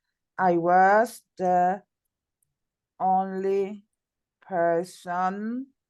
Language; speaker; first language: English; non-native, fluent; Spanish